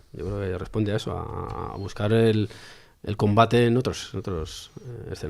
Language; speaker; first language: Spanish; native; Spanish